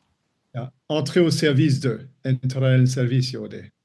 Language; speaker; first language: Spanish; non-native, fluent; German